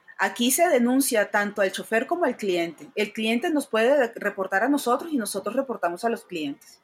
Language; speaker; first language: Spanish; native; Spanish